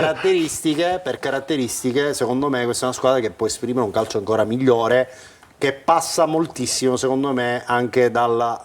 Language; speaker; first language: Italian; native; Italian